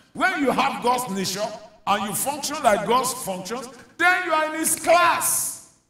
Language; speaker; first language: English; non-native, local second language; Yoruba